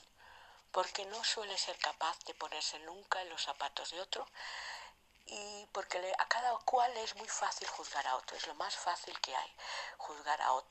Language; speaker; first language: Spanish; native; Spanish